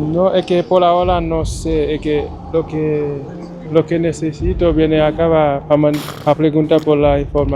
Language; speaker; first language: Spanish; non-native, learner; Haitian Creole